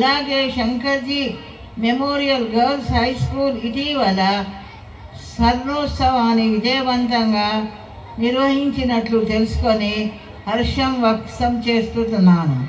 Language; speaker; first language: Telugu; native; Telugu